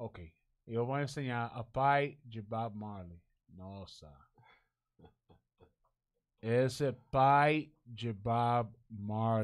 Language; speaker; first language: Portuguese; non-native, learner; Spanish